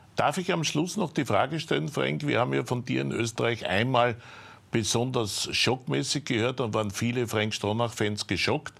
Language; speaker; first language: German; native; German